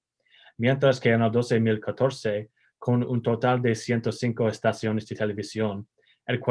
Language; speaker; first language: Spanish; non-native, learner; English